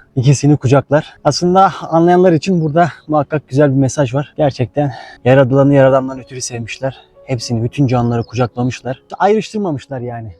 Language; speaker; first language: Turkish; native; Turkish